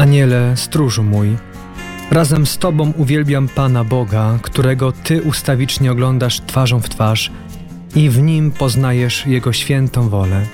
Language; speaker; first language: Polish; native; Polish